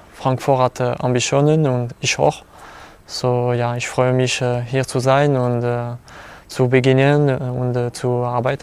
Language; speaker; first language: German; non-native, learner; French